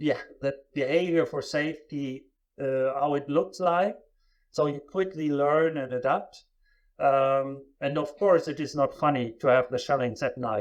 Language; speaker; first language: English; non-native, fluent; German